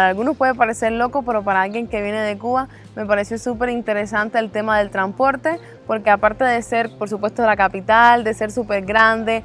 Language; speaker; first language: Spanish; native; Spanish